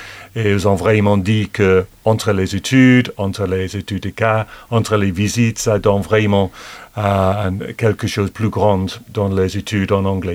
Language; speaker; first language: French; non-native, fluent; English